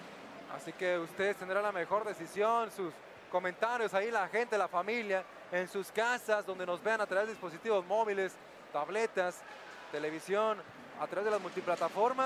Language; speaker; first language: Spanish; native; Spanish